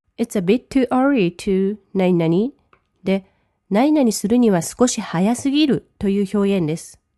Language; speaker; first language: Japanese; native; Japanese